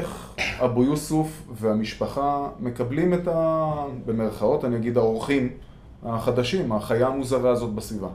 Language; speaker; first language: Hebrew; native; Hebrew